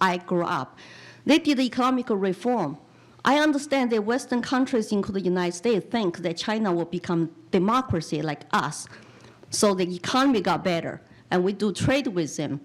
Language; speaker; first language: English; non-native, fluent; Chinese